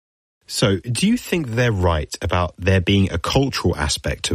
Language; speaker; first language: English; native; English